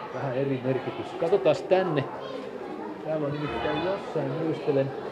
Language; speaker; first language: Finnish; native; Finnish